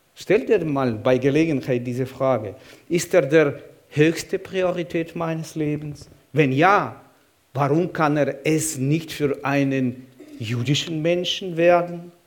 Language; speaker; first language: German; non-native, fluent; Russian